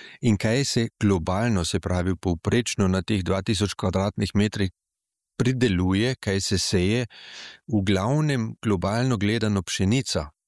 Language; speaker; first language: Slovenian; native; Slovenian